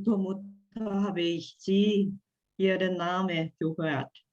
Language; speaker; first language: German; non-native, fluent; Korean